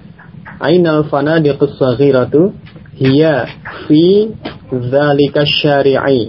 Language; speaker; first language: Arabic; non-native, fluent; Indonesian